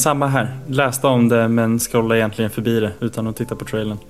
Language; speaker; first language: Swedish; native; Swedish